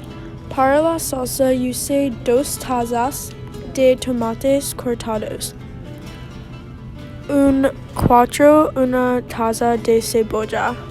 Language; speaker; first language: Spanish; non-native, learner; English